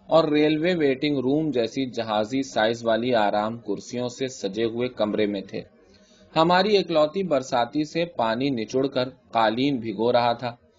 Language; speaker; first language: Urdu; native; Urdu